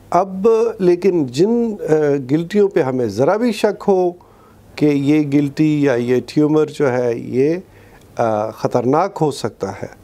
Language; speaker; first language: Urdu; non-native, local second language; Pashto